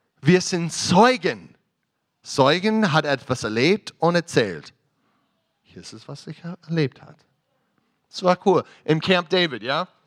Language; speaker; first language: German; non-native, fluent; English